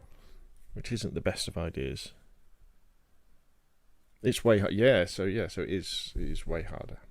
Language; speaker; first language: English; native; English